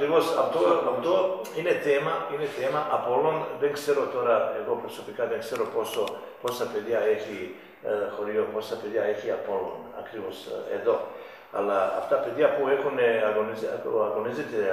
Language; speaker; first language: Greek; non-native, fluent; Serbian